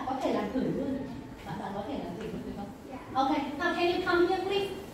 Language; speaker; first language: English; non-native, fluent; Vietnamese